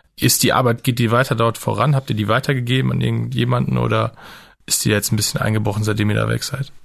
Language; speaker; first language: German; native; German